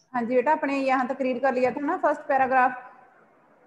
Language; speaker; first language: Hindi; non-native, local second language; Punjabi